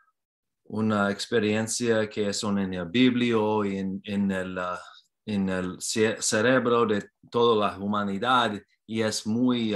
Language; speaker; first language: Spanish; non-native, learner; English